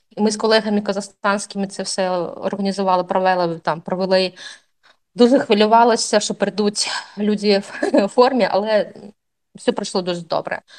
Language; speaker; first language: Ukrainian; non-native, fluent; Russian